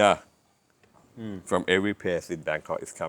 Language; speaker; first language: English; non-native, learner; Thai